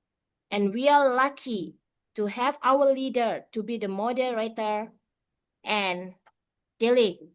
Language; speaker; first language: English; non-native, fluent; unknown